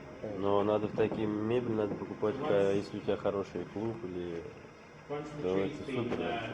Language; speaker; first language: Russian; native; Russian